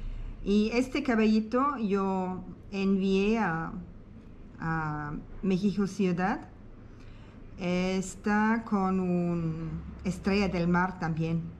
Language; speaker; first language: Spanish; non-native, learner; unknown